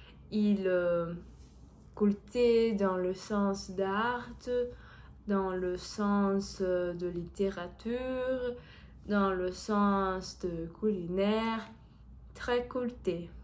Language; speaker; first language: French; non-native, learner; Portuguese